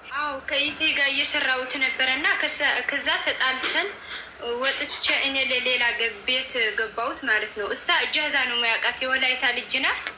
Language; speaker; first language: Amharic; non-native, local second language; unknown